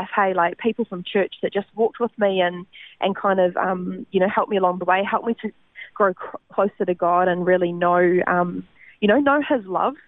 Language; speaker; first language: English; native; English